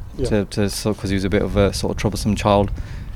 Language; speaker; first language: English; native; English